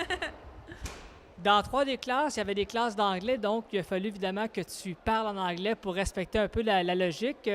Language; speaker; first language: French; native; French